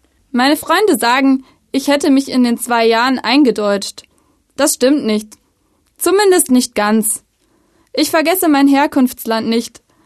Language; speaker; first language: German; non-native, fluent; Italian